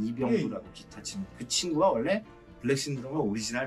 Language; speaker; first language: Korean; native; Korean